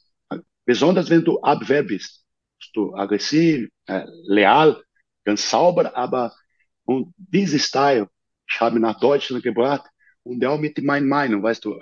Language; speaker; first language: German; non-native, learner; Portuguese